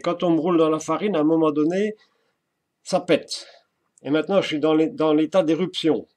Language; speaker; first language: French; native; French